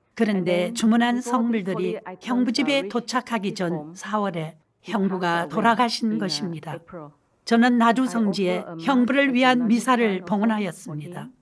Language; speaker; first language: Korean; non-native, fluent; Malay